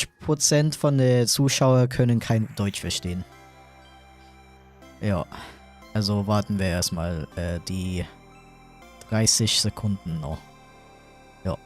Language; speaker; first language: German; non-native, fluent; English